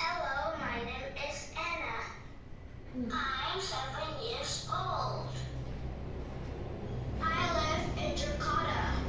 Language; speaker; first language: English; non-native, learner; Indonesian